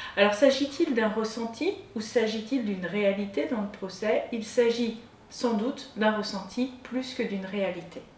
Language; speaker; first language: French; native; French